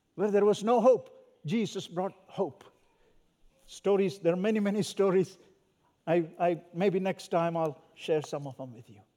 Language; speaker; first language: English; non-native, local second language; Malayalam